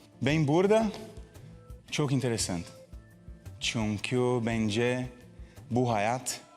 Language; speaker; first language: Turkish; non-native, learner; Portuguese